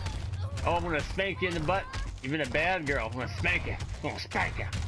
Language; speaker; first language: English; native; English